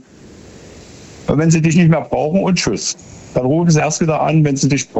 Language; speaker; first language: German; native; German